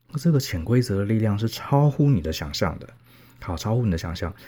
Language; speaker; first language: Chinese; native; Chinese